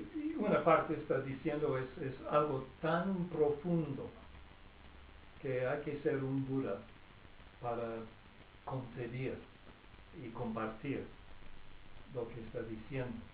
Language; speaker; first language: Spanish; non-native, fluent; English